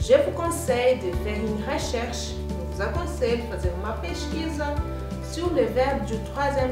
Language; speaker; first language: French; non-native, fluent; Portuguese